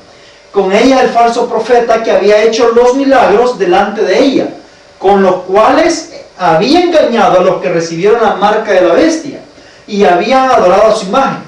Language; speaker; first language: Spanish; native; Spanish